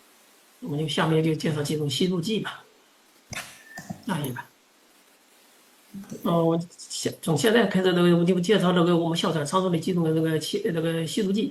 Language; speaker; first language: Chinese; non-native, local second language; Indonesian